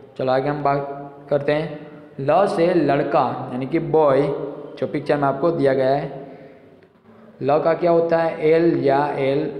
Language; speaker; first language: Hindi; non-native, local second language; Gujarati